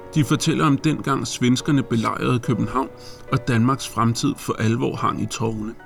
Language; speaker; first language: Danish; native; Danish